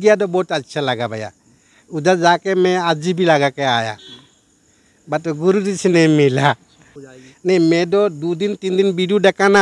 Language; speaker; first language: Hindi; non-native, learner; Bangla